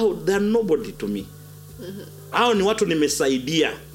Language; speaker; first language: English; non-native, local second language; Luo (Kenya and Tanzania)